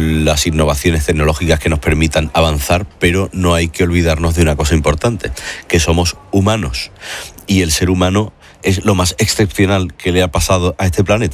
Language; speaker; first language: Spanish; native; Spanish